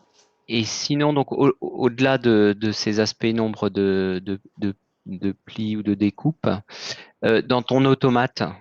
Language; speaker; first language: French; native; French